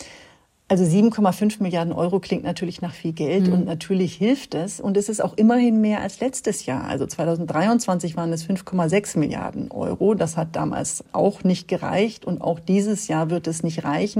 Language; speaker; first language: German; native; German